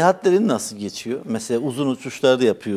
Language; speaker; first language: Turkish; native; Turkish